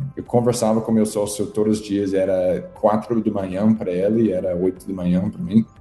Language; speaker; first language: Portuguese; non-native, fluent; English